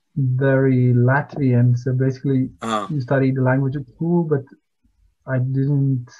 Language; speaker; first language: English; non-native, fluent; Latvian